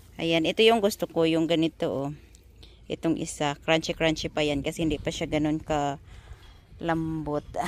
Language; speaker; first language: Filipino; non-native, local second language; Masbatenyo